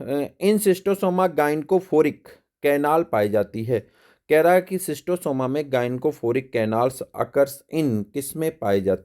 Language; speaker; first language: Hindi; native; Hindi